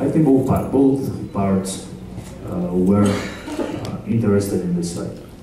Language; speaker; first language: English; non-native, fluent; Spanish